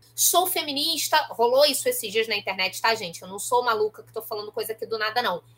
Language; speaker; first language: Portuguese; native; Portuguese